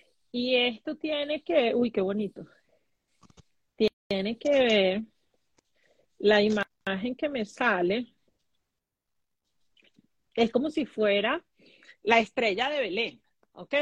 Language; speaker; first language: Spanish; native; Spanish